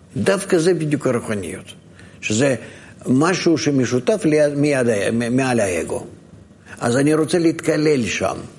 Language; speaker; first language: Hebrew; non-native, fluent; Russian